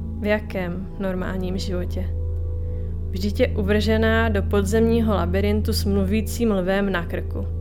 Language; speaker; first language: Czech; native; Czech